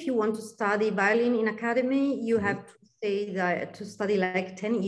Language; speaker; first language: English; non-native, fluent; Italian